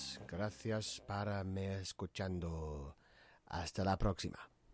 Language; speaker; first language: Spanish; non-native, learner; English